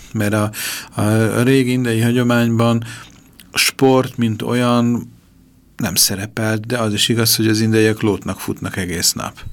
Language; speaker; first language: Hungarian; native; Hungarian